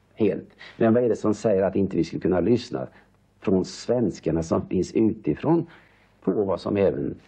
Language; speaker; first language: Swedish; native; Swedish